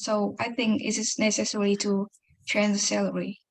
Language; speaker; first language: English; non-native, learner; Vietnamese